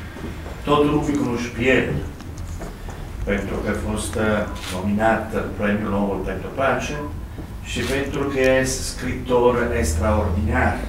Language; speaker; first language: Romanian; non-native, learner; Italian